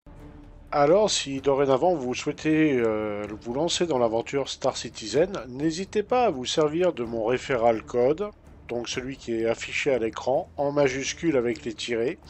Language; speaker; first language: French; native; French